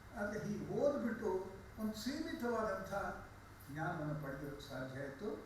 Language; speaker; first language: Kannada; non-native, local second language; Telugu